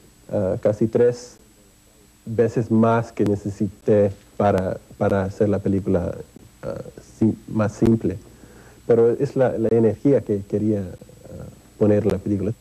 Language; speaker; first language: Spanish; early bilingual, heritage; English